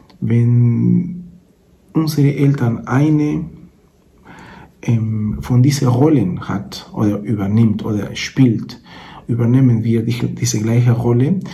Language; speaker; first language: German; non-native, fluent; Spanish